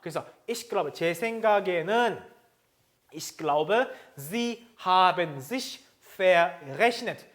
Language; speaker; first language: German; non-native, fluent; Korean